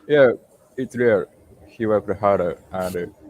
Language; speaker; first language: English; non-native, learner; Japanese